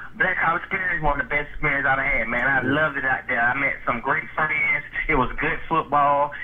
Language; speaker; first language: English; native; English